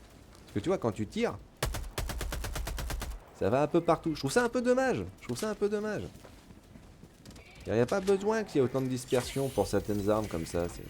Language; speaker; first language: French; native; French